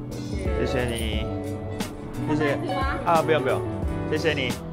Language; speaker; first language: Chinese; non-native, learner; Japanese